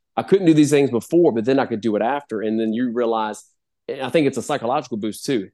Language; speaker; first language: English; native; English